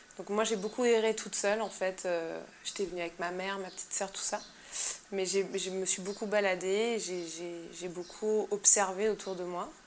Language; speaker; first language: French; native; French